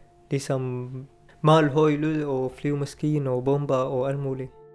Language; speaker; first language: Danish; non-native, learner; Arabic